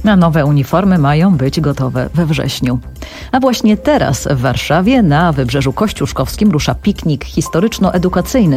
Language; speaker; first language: Polish; native; Polish